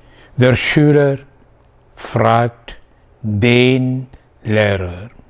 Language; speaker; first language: German; non-native, fluent; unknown